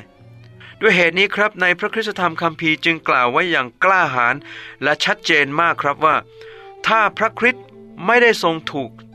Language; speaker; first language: Thai; native; Thai